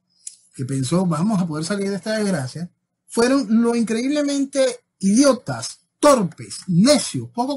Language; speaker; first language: Spanish; native; Spanish